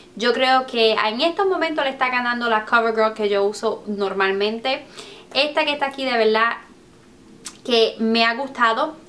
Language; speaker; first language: Spanish; early bilingual, heritage; Spanish